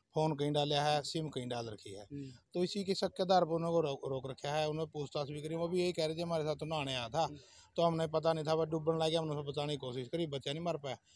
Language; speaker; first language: Hindi; native; Hindi